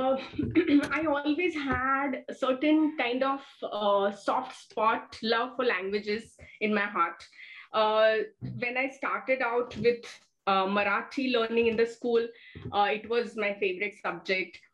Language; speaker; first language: English; non-native, local second language; Marathi